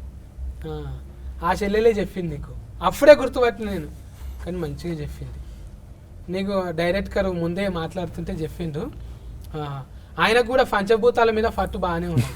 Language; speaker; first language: Telugu; native; Telugu